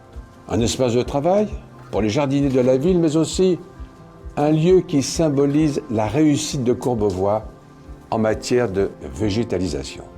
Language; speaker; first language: French; native; French